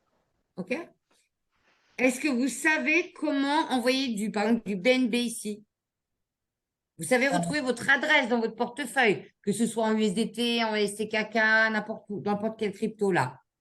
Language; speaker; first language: French; native; French